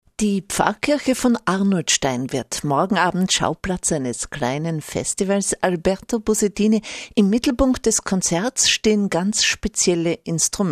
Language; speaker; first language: German; native; German